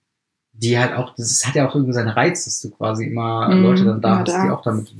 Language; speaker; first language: German; native; German